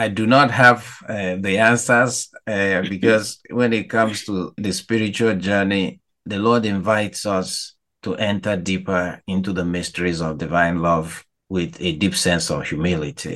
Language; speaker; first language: English; non-native, local second language; Igbo